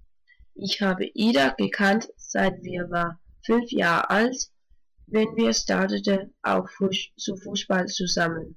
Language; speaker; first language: German; non-native, learner; Danish